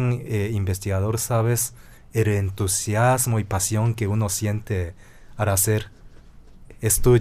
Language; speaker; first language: Spanish; non-native, fluent; Japanese